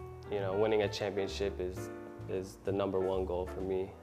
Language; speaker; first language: English; early bilingual, other home language; Chinese